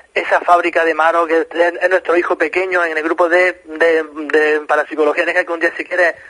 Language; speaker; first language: Spanish; native; Spanish